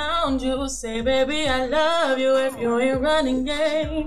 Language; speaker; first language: English; early bilingual, other home language; Spanish